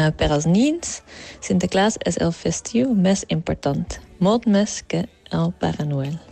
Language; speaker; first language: Catalan; non-native, fluent; Dutch